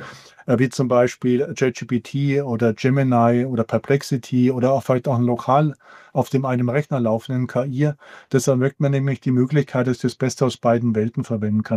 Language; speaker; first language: German; native; German